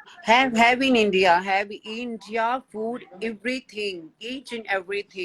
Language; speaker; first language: English; non-native, learner; Hindi